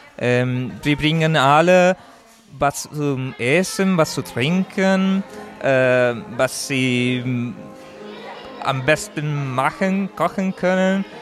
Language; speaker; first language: German; non-native, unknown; Spanish